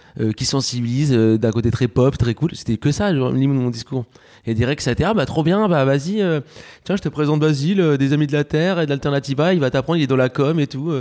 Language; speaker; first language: French; early bilingual, other home language; Spanish